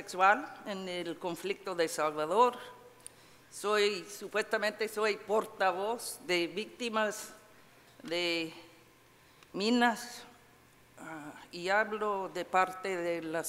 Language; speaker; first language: Spanish; non-native, fluent; English